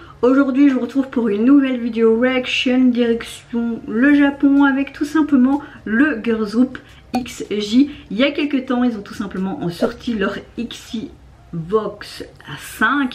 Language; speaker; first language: French; native; French